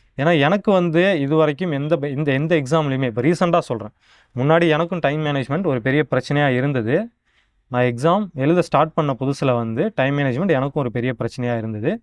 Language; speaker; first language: Tamil; native; Tamil